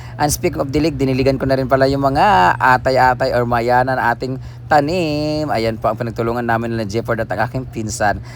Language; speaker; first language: Filipino; non-native, local second language; Cebuano